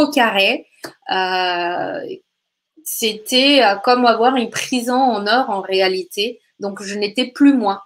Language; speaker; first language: French; native; French